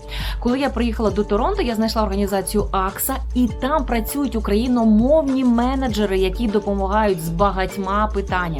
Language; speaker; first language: Ukrainian; native; Ukrainian